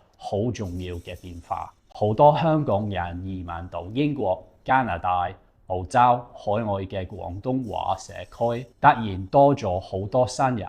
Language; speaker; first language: Cantonese; non-native, fluent; English